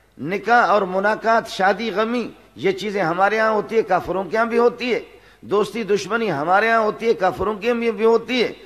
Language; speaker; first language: Urdu; non-native, local second language; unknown